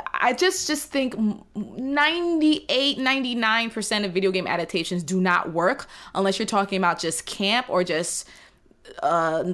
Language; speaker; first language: English; native; English